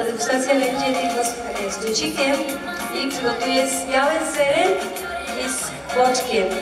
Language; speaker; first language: Polish; non-native, learner; Spanish